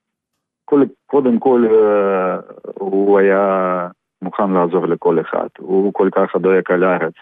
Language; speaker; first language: Hebrew; non-native, fluent; Russian